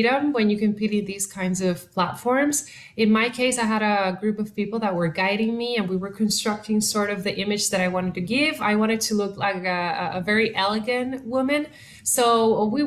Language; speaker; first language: English; non-native, fluent; Spanish